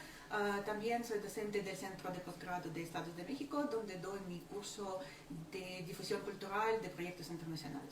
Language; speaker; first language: Spanish; non-native, fluent; Ukrainian